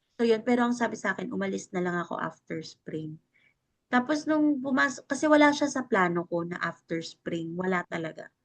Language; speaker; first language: Filipino; native; Filipino